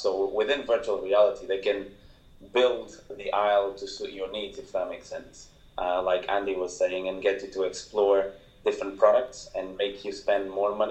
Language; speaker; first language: English; non-native, fluent; Portuguese